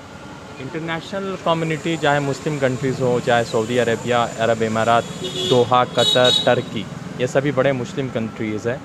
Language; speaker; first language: Hindi; native; Hindi